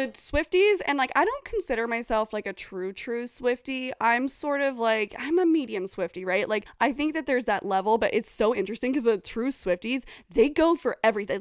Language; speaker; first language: English; native; English